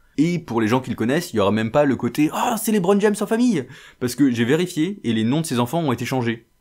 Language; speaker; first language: French; native; French